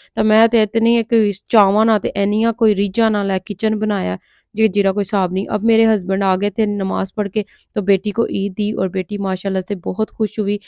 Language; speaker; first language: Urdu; non-native, local second language; Punjabi